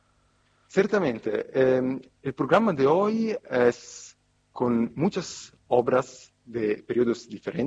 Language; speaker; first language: Spanish; non-native, fluent; Italian